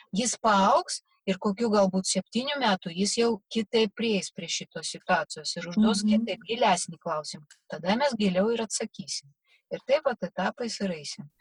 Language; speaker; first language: Lithuanian; non-native, local second language; Russian